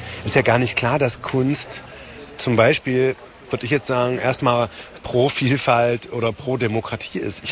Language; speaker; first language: German; native; German